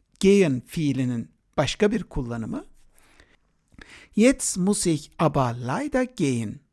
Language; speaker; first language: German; non-native, fluent; Turkish